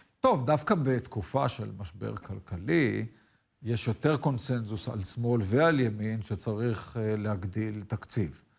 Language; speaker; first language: Hebrew; native; Hebrew